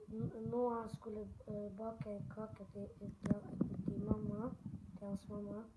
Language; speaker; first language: Swedish; early bilingual, other home language; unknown